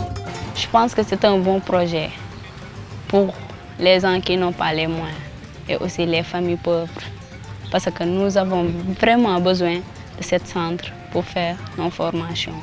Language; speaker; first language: French; non-native, local second language; Wolof